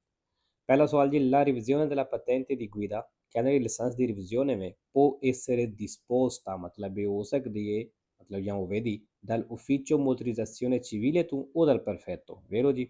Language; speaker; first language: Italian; non-native, fluent; Punjabi